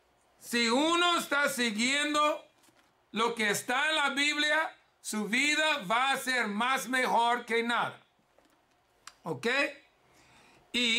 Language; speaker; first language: Spanish; early bilingual, heritage; English